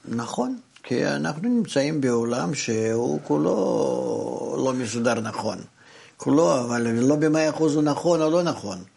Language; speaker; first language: Hebrew; non-native, fluent; Russian